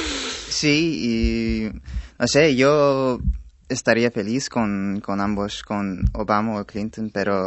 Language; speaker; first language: Spanish; non-native, fluent; English